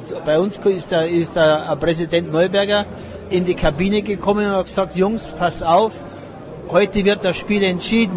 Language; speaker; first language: German; native; German